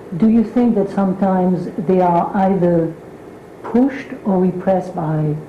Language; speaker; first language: English; non-native, fluent; French